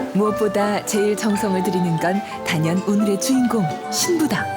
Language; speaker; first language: Korean; native; Korean